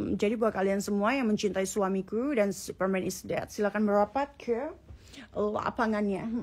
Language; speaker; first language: Indonesian; native; Indonesian